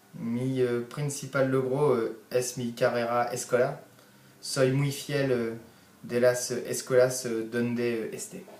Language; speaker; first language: Spanish; non-native, learner; French